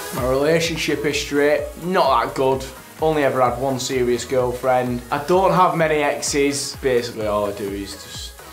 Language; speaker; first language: English; native; English